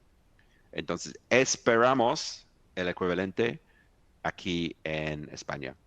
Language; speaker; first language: Spanish; non-native, fluent; English